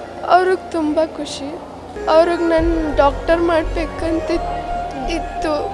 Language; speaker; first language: Kannada; non-native, local second language; Telugu